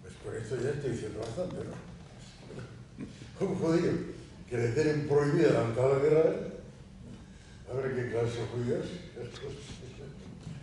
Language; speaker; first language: Spanish; native; Spanish